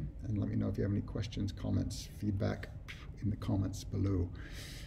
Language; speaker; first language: English; native; English